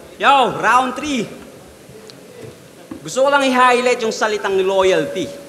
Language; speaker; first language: Filipino; native; Filipino